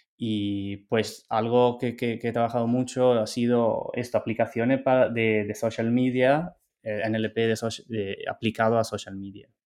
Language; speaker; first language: Spanish; non-native, fluent; Italian